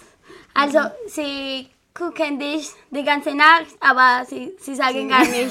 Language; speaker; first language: German; non-native, fluent; Spanish